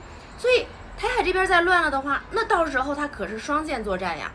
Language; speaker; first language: Chinese; native; Chinese